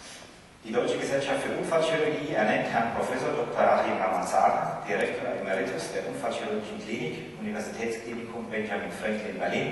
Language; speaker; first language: German; native; German